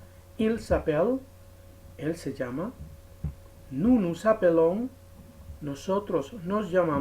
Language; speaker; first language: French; non-native, fluent; Spanish